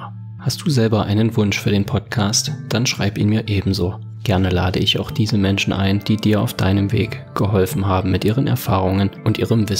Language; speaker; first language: German; native; German